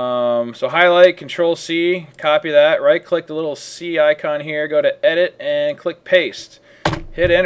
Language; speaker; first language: English; native; English